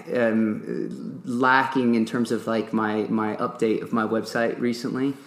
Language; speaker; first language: English; early bilingual, other home language; French